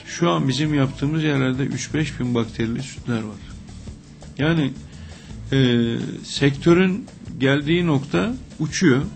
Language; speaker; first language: Turkish; native; Turkish